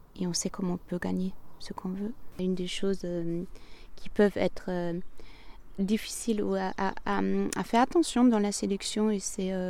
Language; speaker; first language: French; non-native, fluent; German